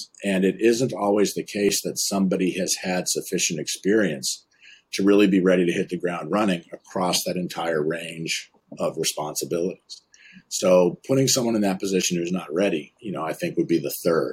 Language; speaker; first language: English; native; English